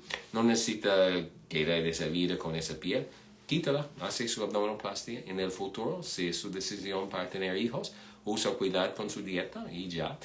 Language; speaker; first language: Spanish; non-native, fluent; English